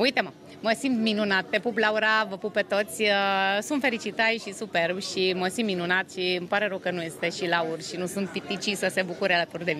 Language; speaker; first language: Romanian; native; Romanian